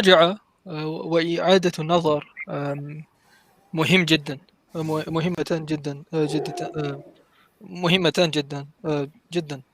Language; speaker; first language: Arabic; non-native, learner; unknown